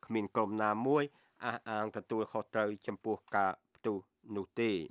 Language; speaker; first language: Khmer; native; Khmer